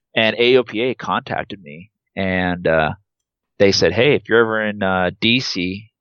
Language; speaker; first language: English; native; English